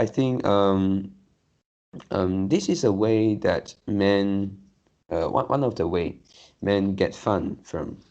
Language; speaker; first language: English; non-native, learner; Chinese